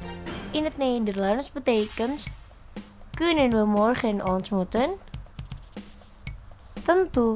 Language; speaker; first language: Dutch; non-native, fluent; Indonesian